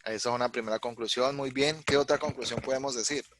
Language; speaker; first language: Spanish; native; Spanish